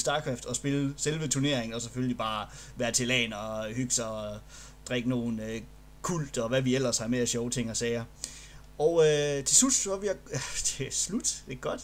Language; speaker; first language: Danish; native; Danish